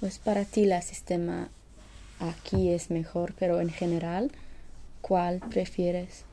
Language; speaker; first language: Spanish; non-native, learner; English